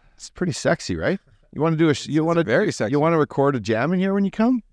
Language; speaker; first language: English; native; English